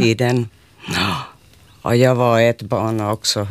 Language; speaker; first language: Swedish; non-native, local second language; Finnish